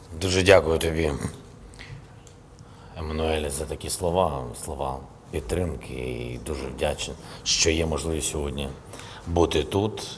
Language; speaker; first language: Ukrainian; non-native, local second language; Russian